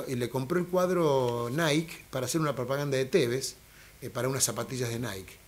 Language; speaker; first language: Spanish; native; Spanish